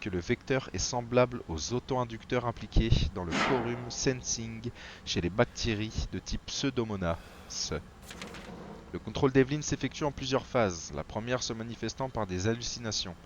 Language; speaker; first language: French; native; French